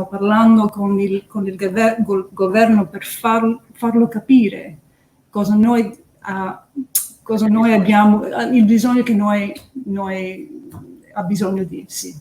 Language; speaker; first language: Italian; early bilingual, heritage; English